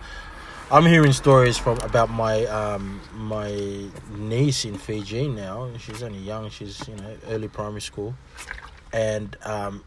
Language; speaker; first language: English; non-native, local second language; Fijian